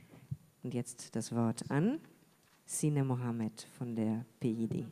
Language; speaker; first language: German; native; German